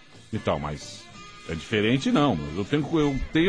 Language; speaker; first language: Portuguese; native; Portuguese